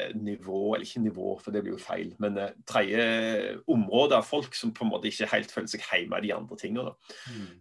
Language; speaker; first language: Norwegian; native; Norwegian